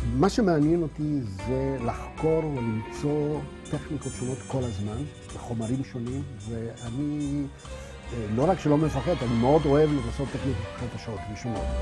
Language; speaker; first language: Hebrew; non-native, fluent; Spanish